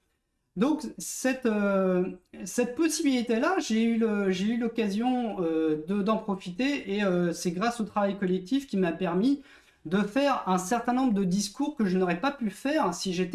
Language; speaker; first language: French; native; French